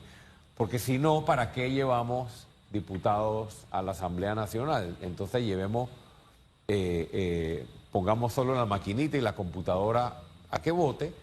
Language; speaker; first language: Spanish; native; Spanish